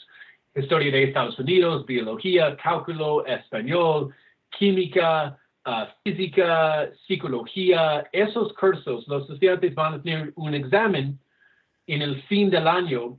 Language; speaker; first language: Spanish; non-native, fluent; English